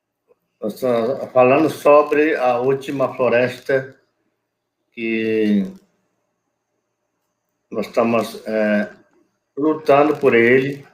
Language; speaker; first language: Portuguese; non-native, local second language; Yanomámi